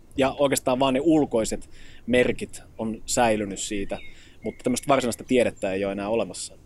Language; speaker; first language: Finnish; early bilingual, other home language; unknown